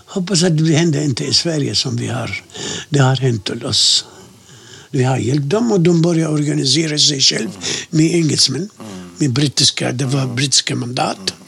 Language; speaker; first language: Swedish; non-native, fluent; Arabic